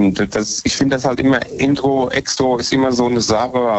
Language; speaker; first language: German; native; German